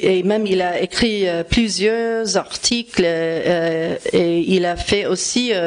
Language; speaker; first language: French; non-native, fluent; English